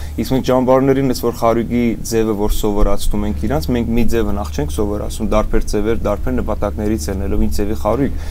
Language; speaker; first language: Armenian; early bilingual, heritage; Armenian